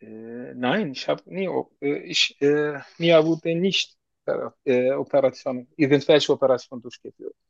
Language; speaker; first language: German; non-native, learner; Turkish